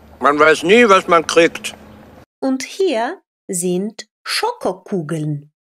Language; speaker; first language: German; non-native, fluent; Russian